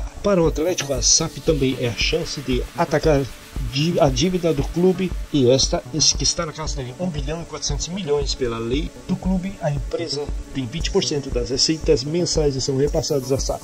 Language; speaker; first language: Portuguese; native; Portuguese